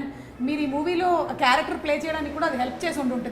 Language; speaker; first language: Telugu; native; Telugu